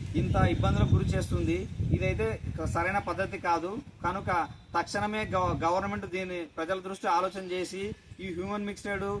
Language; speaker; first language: Telugu; native; Telugu